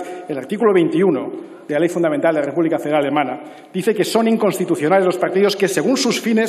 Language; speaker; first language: Spanish; native; Spanish